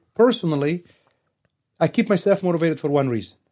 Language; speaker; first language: English; non-native, fluent; Arabic